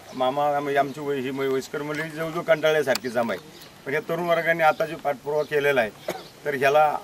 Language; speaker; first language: Marathi; native; Marathi